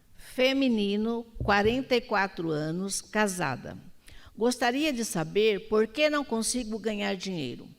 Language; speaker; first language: Portuguese; native; Portuguese